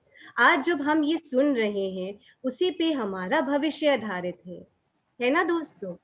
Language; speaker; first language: Hindi; native; Hindi